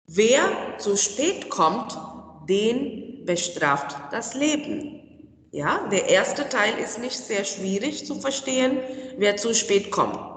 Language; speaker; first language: German; non-native, fluent; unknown